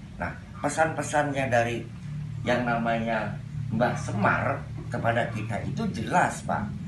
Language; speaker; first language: Indonesian; non-native, local second language; Javanese